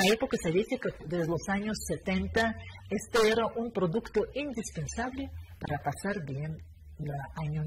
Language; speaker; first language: Spanish; non-native, fluent; Russian